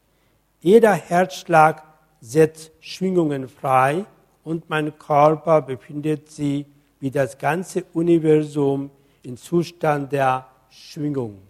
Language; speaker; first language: German; non-native, fluent; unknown